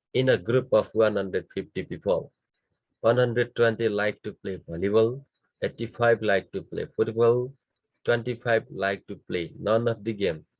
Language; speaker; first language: English; non-native, local second language; Nepali